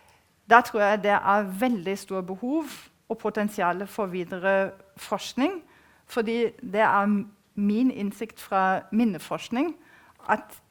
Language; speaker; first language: Norwegian; non-native, fluent; German